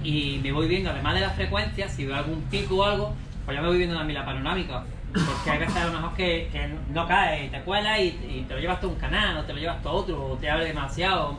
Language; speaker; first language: Spanish; native; Spanish